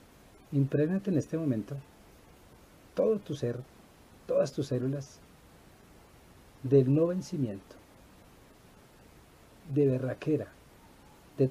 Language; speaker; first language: Spanish; native; Spanish